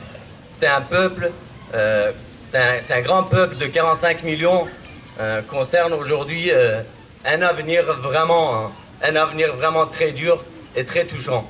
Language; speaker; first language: French; non-native, fluent; Kurdish